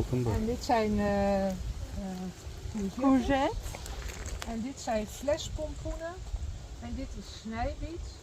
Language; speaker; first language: Dutch; non-native, learner; Turkish